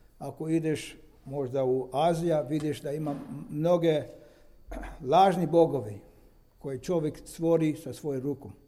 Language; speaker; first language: Serbian; non-native, fluent; Romanian